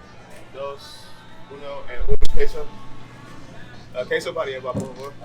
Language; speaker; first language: Spanish; non-native, learner; English